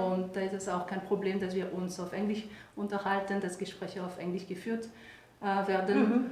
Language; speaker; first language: German; non-native, fluent; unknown